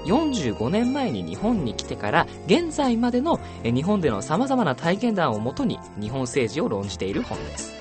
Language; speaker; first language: Japanese; native; Japanese